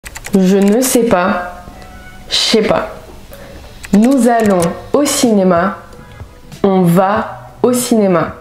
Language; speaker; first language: French; native; French